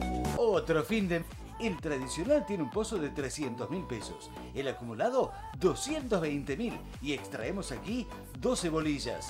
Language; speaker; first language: Spanish; native; Spanish